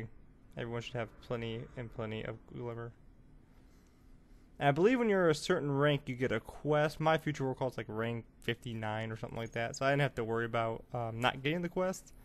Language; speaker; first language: English; native; English